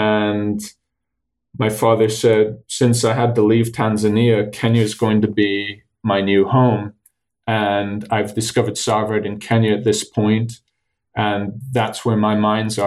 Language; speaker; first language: English; native; English